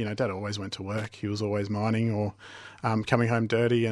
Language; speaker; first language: English; native; English